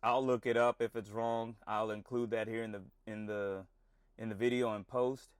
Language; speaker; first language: English; native; English